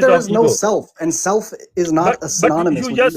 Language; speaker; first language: English; early bilingual, heritage; Punjabi